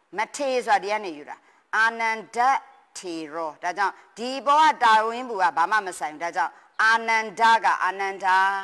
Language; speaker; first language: Burmese; native; Burmese